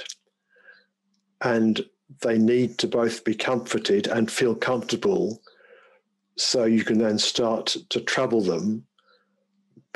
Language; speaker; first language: English; native; English